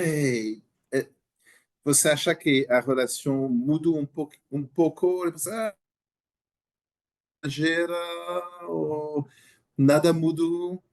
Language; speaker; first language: Portuguese; non-native, learner; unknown